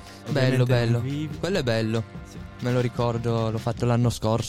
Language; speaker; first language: Italian; native; Italian